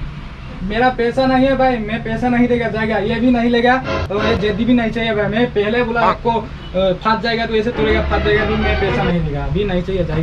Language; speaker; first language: Hindi; non-native, local second language; Assamese